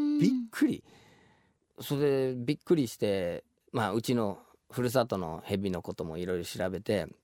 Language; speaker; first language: Japanese; non-native, fluent; English